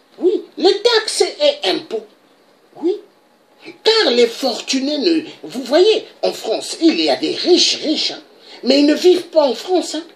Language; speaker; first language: French; non-native, local second language; Lingala